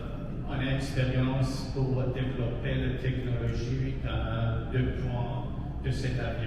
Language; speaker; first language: French; non-native, fluent; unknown